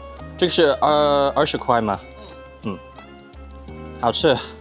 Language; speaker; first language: Chinese; early bilingual, heritage; Cantonese